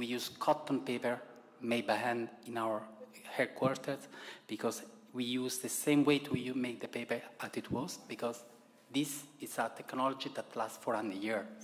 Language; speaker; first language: English; non-native, fluent; Italian